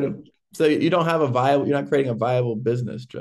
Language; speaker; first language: English; native; English